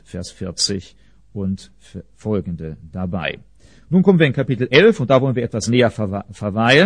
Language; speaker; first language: German; native; German